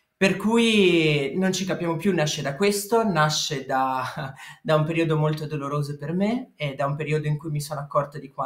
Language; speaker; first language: Italian; native; Italian